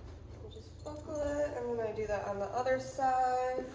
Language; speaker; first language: English; native; English